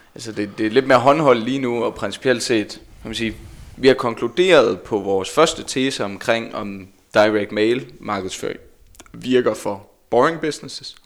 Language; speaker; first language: Danish; native; Danish